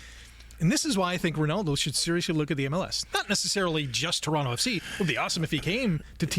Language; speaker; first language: English; native; English